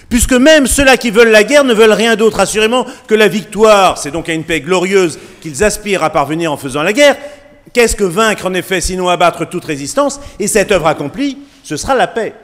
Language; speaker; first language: French; native; French